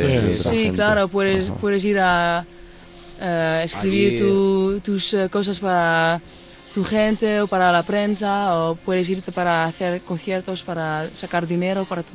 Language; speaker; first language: Spanish; non-native, fluent; Dutch